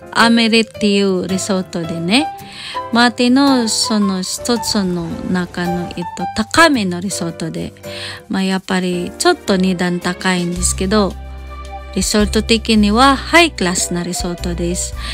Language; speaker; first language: Japanese; non-native, fluent; Cebuano